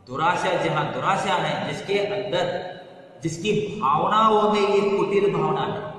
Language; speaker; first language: Hindi; non-native, local second language; Kannada